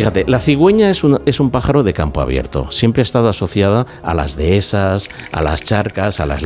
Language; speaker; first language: Spanish; native; Spanish